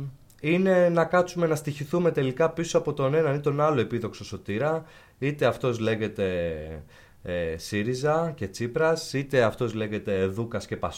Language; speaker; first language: Greek; native; Greek